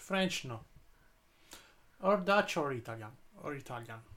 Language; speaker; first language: English; non-native, learner; Italian